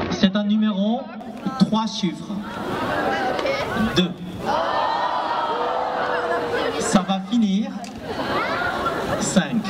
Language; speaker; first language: French; non-native, fluent; Korean